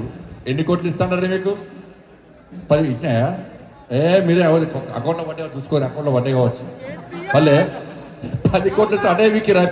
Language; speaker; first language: Telugu; native; Telugu